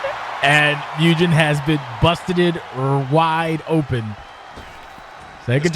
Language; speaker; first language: English; native; English